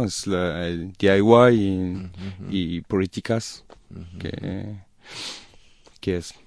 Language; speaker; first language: Spanish; non-native, learner; French